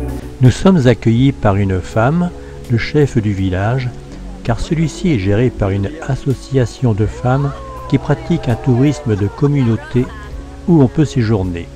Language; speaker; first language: French; native; French